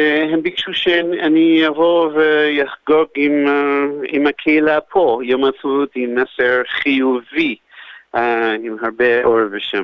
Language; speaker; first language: Hebrew; non-native, fluent; English